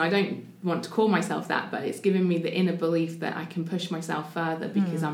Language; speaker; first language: English; native; English